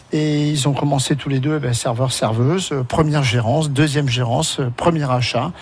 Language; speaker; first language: French; native; French